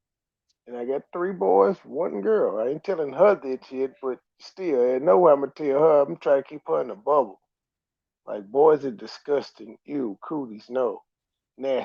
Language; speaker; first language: English; native; English